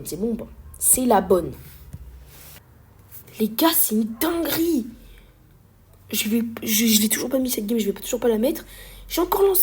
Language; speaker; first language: French; native; French